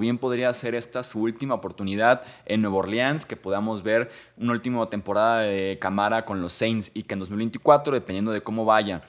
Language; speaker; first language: Spanish; native; Spanish